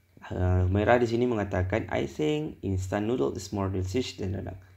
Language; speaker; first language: English; non-native, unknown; Indonesian